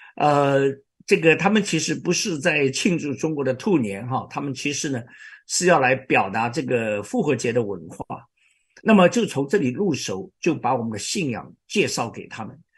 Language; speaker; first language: Chinese; native; Chinese